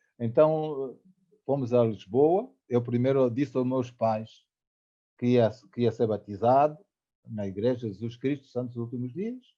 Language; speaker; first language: Portuguese; native; Portuguese